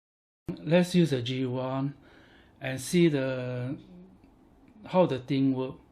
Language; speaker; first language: English; non-native, learner; Chinese